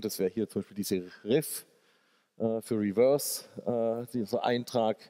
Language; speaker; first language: German; native; German